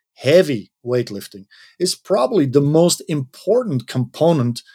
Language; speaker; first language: English; non-native, fluent; Dutch